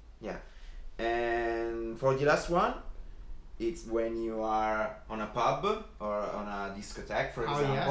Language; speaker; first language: English; non-native, fluent; Italian